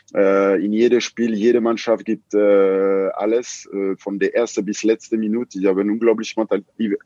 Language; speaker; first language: German; non-native, fluent; French